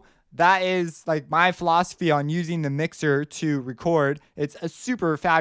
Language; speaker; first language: English; native; English